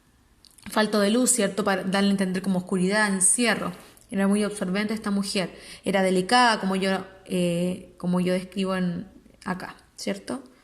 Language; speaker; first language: Spanish; native; Spanish